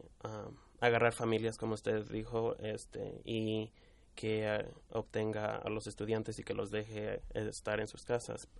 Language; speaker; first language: Spanish; early bilingual, heritage; Spanish